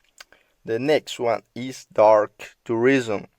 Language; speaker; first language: English; non-native, learner; Spanish